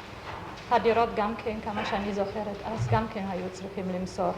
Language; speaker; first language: Hebrew; non-native, fluent; German